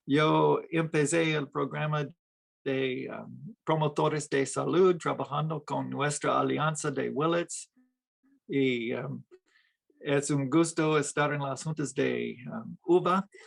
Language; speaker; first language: Spanish; non-native, fluent; English